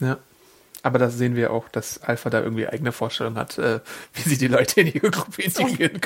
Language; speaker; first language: German; native; German